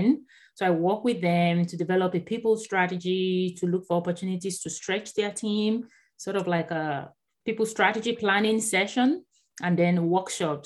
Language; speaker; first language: English; non-native, local second language; Yoruba